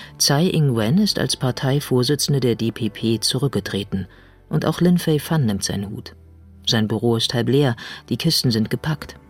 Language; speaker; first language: German; native; German